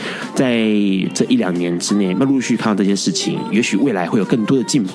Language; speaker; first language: Chinese; native; Chinese